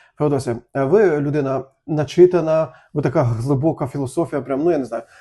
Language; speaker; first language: Ukrainian; native; Ukrainian